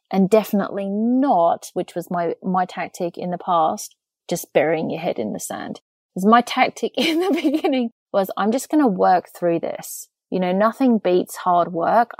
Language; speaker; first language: English; native; English